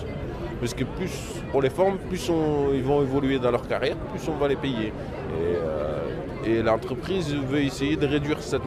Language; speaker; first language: French; native; French